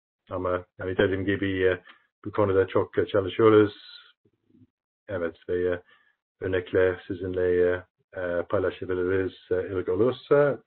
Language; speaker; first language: Turkish; non-native, learner; English